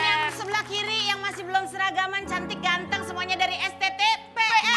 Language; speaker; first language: Indonesian; native; Indonesian